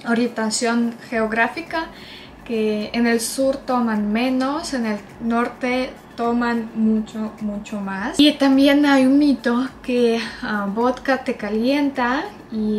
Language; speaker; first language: Spanish; non-native, fluent; Russian